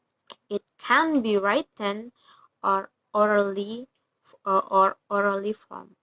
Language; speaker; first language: English; non-native, learner; Indonesian